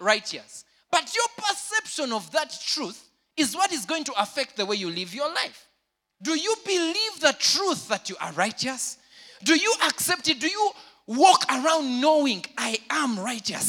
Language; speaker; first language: English; non-native, local second language; Ganda